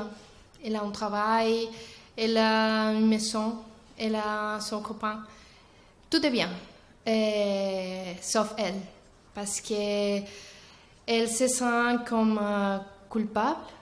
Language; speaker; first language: French; non-native, learner; Spanish